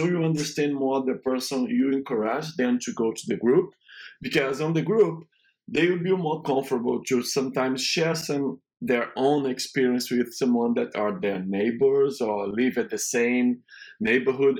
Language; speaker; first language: English; non-native, learner; Portuguese